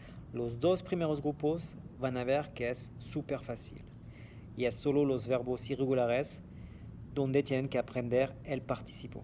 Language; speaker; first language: Spanish; non-native, fluent; French